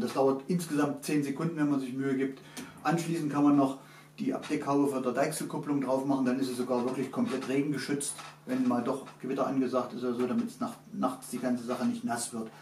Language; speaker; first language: German; native; German